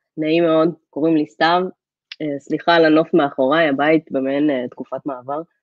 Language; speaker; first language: Hebrew; native; Hebrew